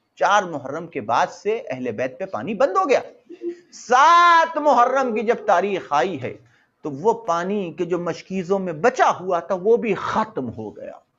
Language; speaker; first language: Hindi; native; Hindi